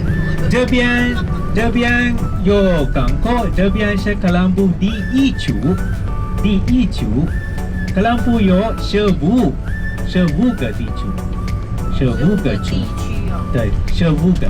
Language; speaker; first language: Chinese; non-native, learner; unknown